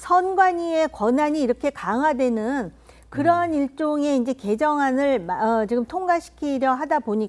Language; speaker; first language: Korean; native; Korean